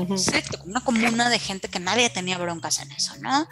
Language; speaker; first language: Spanish; native; Spanish